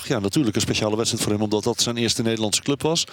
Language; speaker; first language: Dutch; native; Dutch